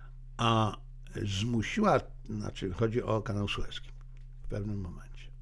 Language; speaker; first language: Polish; native; Polish